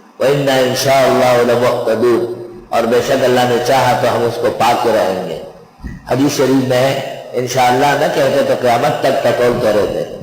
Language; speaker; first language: Urdu; non-native, local second language; Pashto